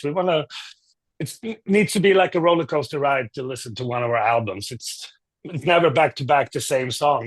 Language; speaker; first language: English; non-native, fluent; Swedish